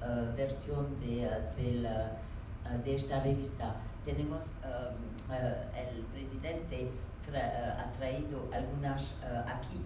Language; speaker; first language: Spanish; non-native, learner; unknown